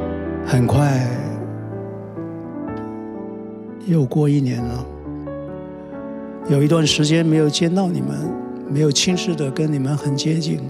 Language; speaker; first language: Chinese; non-native, local second language; Cantonese